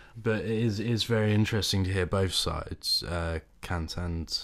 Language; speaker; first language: English; native; English